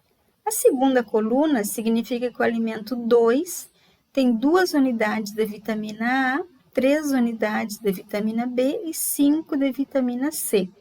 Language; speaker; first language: Portuguese; native; Portuguese